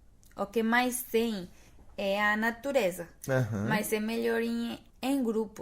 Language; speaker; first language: Portuguese; non-native, fluent; Spanish